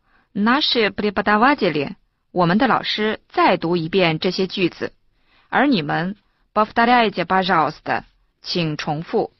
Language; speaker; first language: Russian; non-native, fluent; Chinese